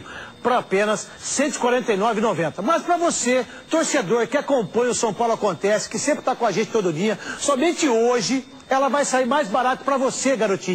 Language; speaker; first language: Portuguese; native; Portuguese